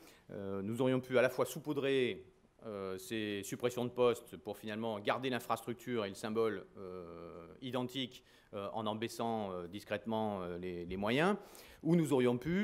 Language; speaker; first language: French; native; French